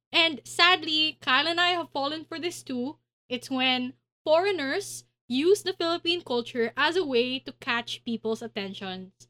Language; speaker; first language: English; non-native, local second language; Filipino